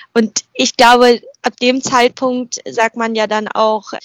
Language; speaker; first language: German; early bilingual, other home language; Vietnamese